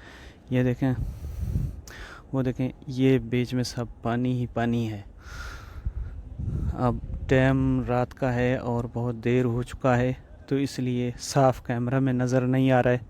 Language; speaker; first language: Hindi; non-native, local second language; Baluchi